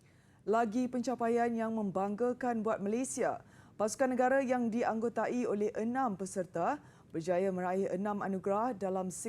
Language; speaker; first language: Malay; native; Malay